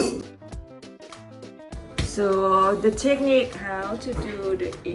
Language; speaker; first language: English; non-native, learner; Thai